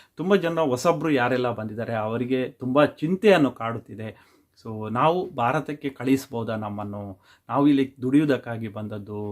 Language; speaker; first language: Kannada; non-native, local second language; Tulu